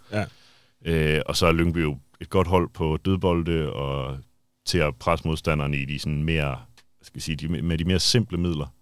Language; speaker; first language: Danish; native; Danish